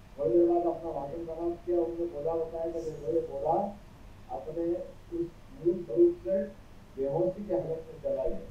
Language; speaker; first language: Hindi; native; Hindi